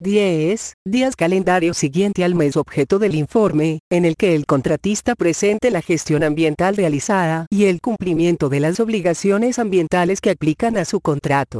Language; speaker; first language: Spanish; native; Spanish